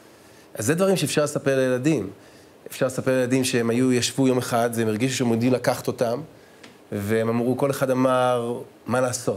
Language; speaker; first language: Hebrew; native; Hebrew